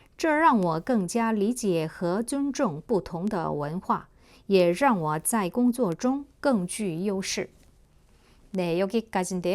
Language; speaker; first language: Chinese; non-native, fluent; Korean